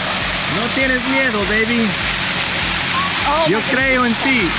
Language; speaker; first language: Spanish; non-native, learner; English